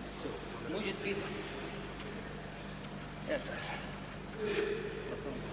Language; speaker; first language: Russian; non-native, learner; English